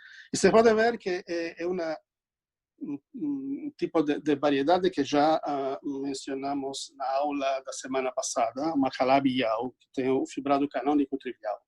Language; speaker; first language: Portuguese; non-native, fluent; Italian